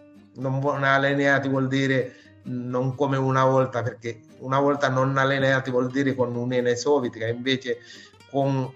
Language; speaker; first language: Italian; non-native, fluent; Sinhala